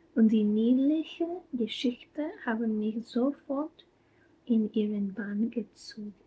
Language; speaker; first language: German; non-native, learner; English